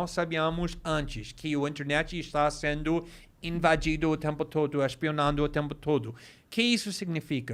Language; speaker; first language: Portuguese; non-native, fluent; English